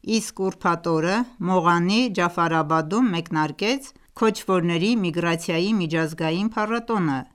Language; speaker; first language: Armenian; early bilingual, heritage; Armenian